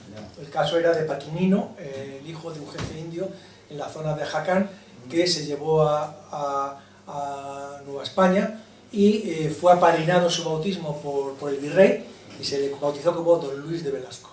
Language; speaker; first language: Spanish; native; Spanish